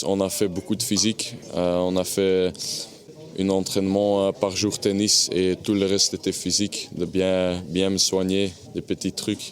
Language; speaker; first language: French; non-native, fluent; Dutch